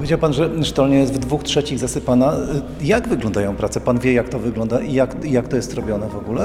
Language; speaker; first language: Polish; native; Polish